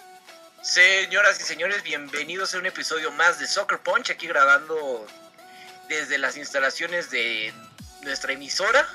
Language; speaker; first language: Spanish; native; Spanish